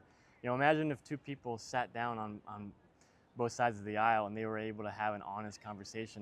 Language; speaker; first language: English; native; English